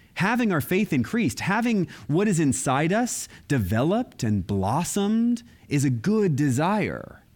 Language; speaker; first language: English; native; English